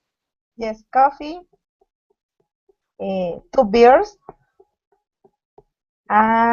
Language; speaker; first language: English; non-native, learner; Spanish